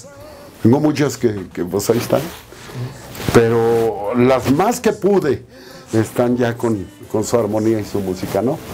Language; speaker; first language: Spanish; native; Spanish